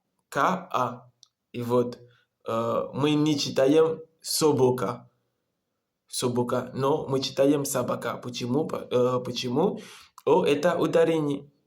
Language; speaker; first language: Russian; non-native, learner; Comorian